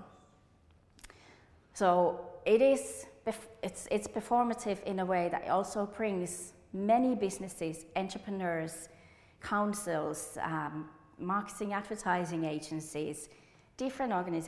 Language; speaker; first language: English; non-native, fluent; Finnish